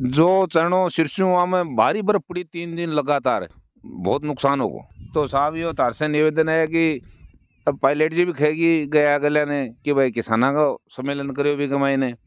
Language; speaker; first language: Hindi; native; Hindi